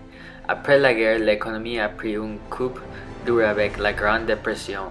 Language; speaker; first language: French; non-native, learner; English